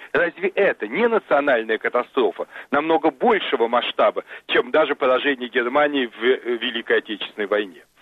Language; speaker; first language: Russian; native; Russian